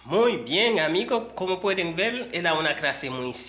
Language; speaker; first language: Spanish; non-native, fluent; Haitian Creole